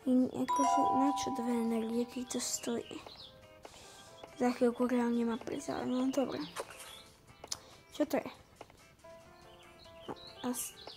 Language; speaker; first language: Slovak; native; Slovak